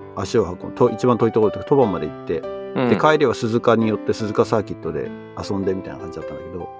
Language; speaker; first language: Japanese; native; Japanese